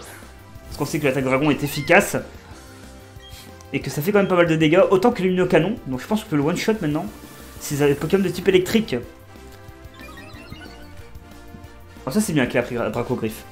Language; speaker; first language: French; native; French